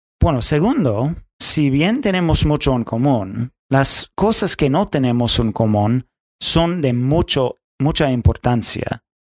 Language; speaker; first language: Spanish; non-native, fluent; English